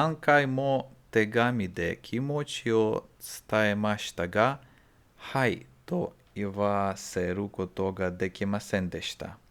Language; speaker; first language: Japanese; non-native, learner; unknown